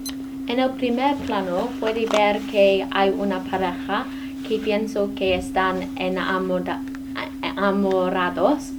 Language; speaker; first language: Spanish; non-native, learner; English